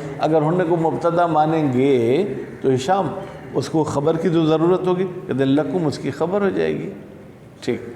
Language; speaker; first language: Urdu; non-native, local second language; Sindhi